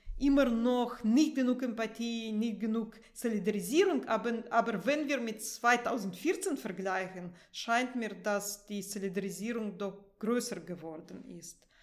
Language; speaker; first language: German; non-native, fluent; Russian